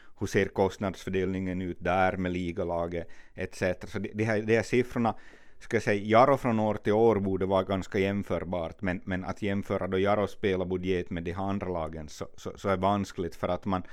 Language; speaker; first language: Swedish; native; Swedish